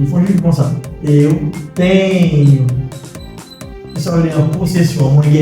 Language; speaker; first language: Portuguese; non-native, learner; Haitian Creole